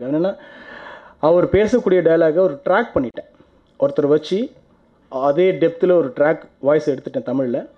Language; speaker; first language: Tamil; native; Tamil